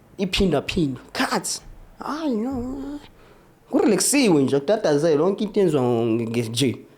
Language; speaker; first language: Zulu; native; Zulu